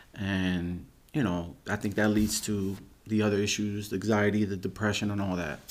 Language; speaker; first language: English; native; English